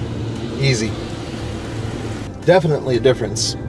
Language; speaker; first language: English; native; English